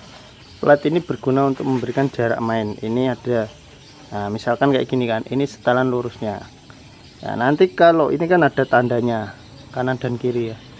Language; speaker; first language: Indonesian; native; Indonesian